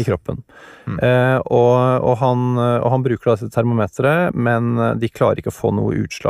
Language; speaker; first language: Norwegian; native; Norwegian